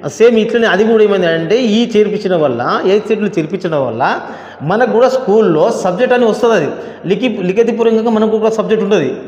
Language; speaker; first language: Telugu; non-native, local second language; Lambadi